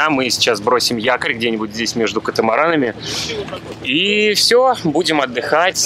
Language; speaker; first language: Russian; native; Russian